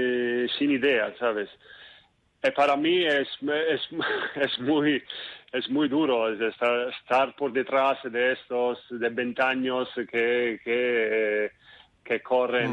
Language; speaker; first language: Spanish; non-native, fluent; Italian